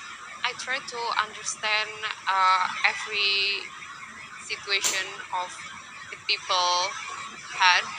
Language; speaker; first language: English; non-native, learner; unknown